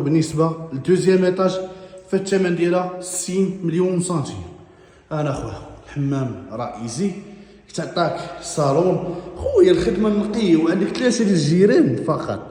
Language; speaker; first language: Arabic; native; Arabic